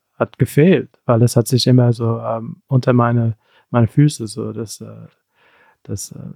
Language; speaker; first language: German; native; German